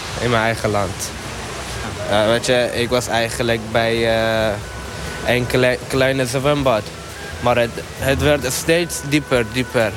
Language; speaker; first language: Dutch; non-native, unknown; Persian